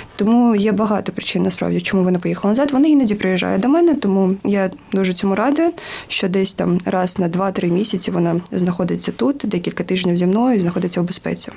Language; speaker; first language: Ukrainian; native; Ukrainian